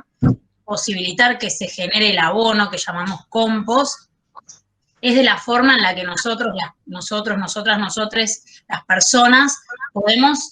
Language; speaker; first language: Spanish; native; Spanish